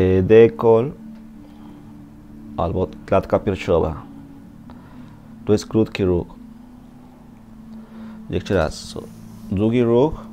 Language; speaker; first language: Polish; non-native, learner; Spanish